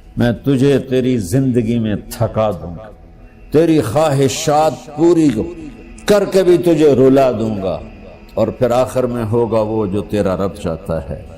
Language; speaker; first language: Urdu; non-native, local second language; Punjabi